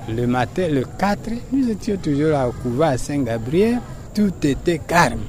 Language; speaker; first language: French; non-native, local second language; Swahili